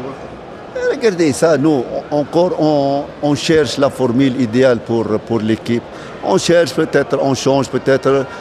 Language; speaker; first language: French; non-native, fluent; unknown